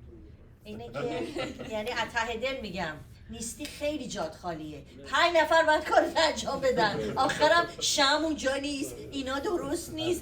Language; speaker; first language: Persian; native; Persian